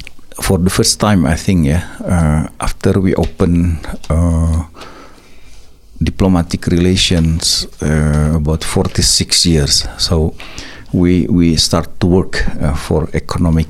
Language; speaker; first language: English; non-native, learner; Indonesian